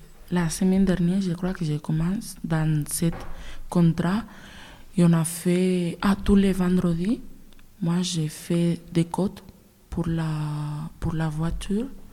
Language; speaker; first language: French; non-native, learner; Spanish